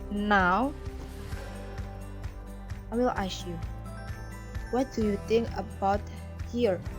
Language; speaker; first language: English; non-native, learner; Indonesian